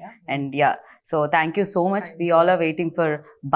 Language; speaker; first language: Telugu; native; Telugu